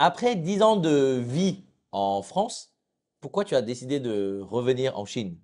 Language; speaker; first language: French; native; French